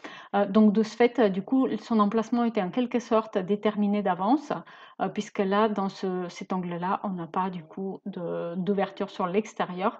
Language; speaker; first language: French; native; French